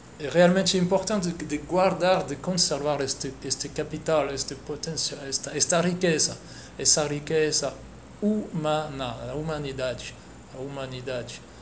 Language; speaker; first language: Portuguese; non-native, fluent; French